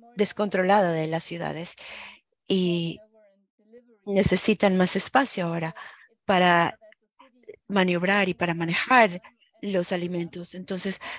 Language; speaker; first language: Spanish; non-native, fluent; German